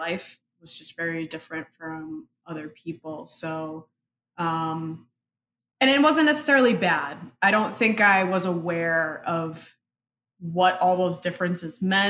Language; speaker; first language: English; early bilingual, other home language; Spanish